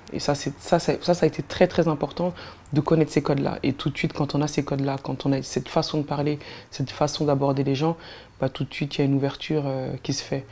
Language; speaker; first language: French; native; French